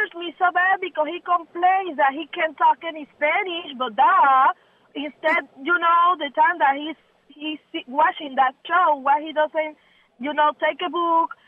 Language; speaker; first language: English; non-native, learner; Spanish